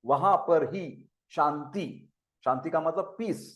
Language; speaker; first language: Hindi; non-native, local second language; Marathi